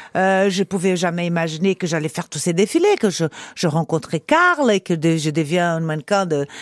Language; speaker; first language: French; non-native, fluent; Portuguese